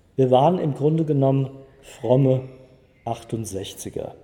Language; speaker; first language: German; native; German